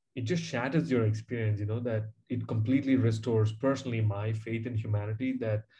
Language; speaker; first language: English; non-native, local second language; Tamil